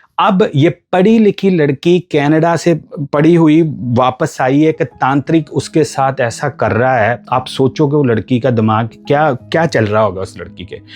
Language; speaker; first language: Hindi; non-native, local second language; Punjabi